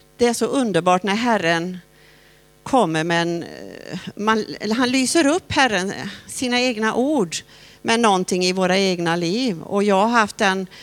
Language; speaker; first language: Swedish; native; Swedish